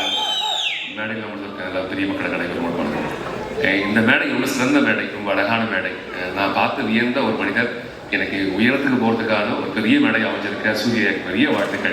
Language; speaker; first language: Tamil; native; Tamil